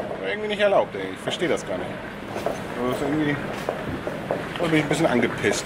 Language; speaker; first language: German; native; German